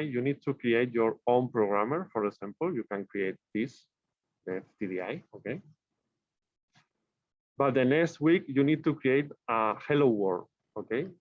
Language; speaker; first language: English; non-native, learner; Spanish